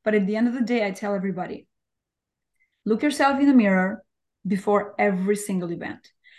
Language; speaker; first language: English; non-native, fluent; Albanian